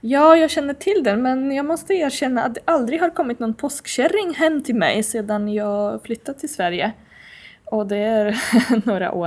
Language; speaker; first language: Swedish; non-native, fluent; Polish